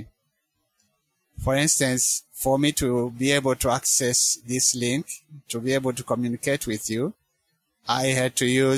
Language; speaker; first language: English; non-native, local second language; Kinyarwanda